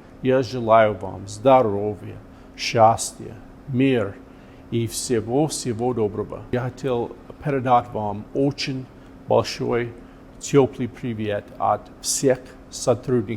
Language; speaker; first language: Russian; non-native, fluent; English